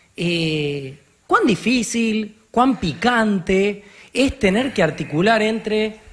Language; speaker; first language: Spanish; native; Spanish